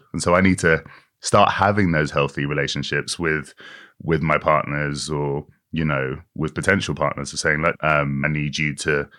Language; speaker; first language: English; native; English